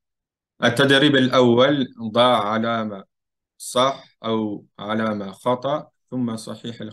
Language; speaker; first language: Arabic; non-native, fluent; French